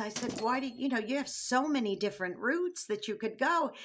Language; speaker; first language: English; native; English